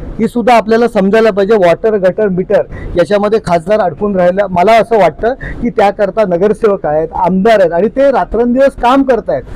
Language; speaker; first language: Marathi; native; Marathi